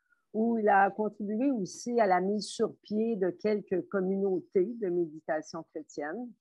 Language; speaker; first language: French; native; French